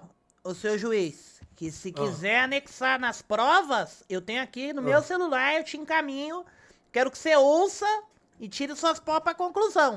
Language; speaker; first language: Portuguese; native; Portuguese